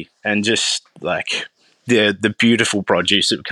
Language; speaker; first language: English; native; English